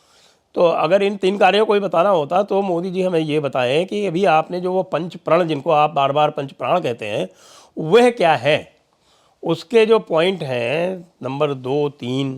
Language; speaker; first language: Hindi; native; Hindi